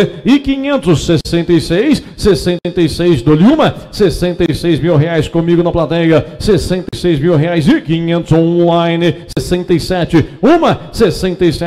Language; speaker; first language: Portuguese; native; Portuguese